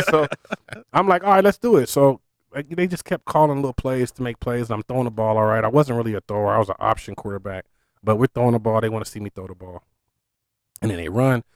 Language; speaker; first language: English; native; English